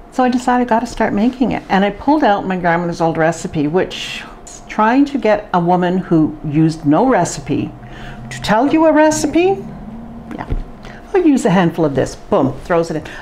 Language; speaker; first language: English; native; English